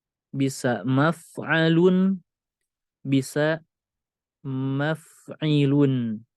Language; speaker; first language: Arabic; non-native, fluent; Indonesian